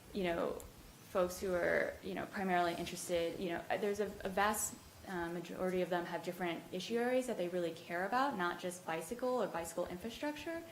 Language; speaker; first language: English; native; English